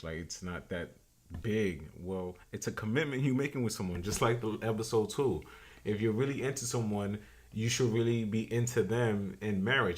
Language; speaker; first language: English; native; English